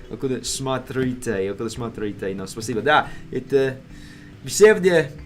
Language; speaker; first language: Russian; non-native, learner; English